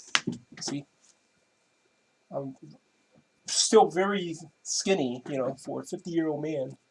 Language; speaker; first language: English; non-native, fluent; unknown